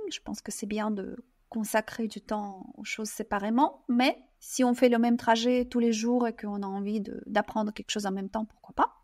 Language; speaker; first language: French; non-native, fluent; Russian